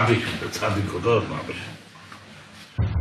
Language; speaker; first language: Hebrew; non-native, learner; English